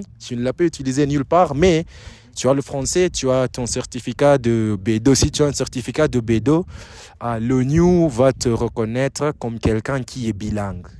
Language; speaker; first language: French; non-native, fluent; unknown